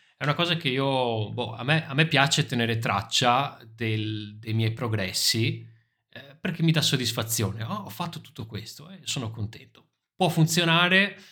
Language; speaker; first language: Italian; native; Italian